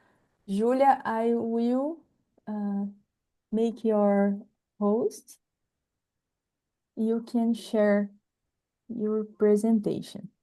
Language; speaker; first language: English; non-native, fluent; Portuguese